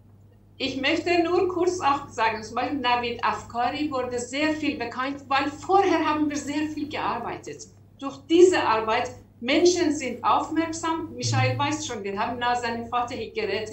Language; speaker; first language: German; non-native, learner; Persian